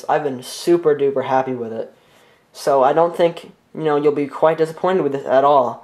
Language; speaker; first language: English; native; English